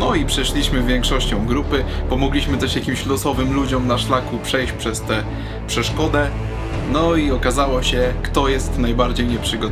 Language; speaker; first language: Polish; native; Polish